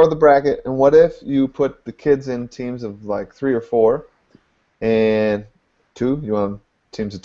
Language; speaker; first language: English; native; English